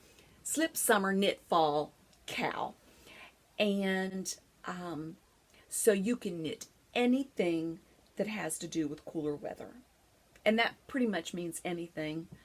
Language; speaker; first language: English; native; English